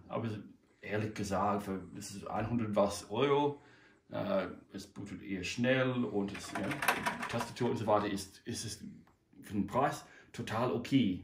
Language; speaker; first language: German; non-native, learner; English